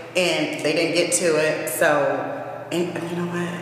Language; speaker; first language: English; native; English